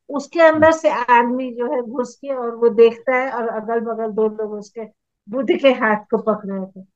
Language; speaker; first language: Hindi; native; Hindi